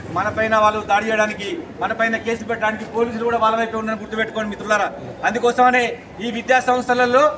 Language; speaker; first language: Telugu; native; Telugu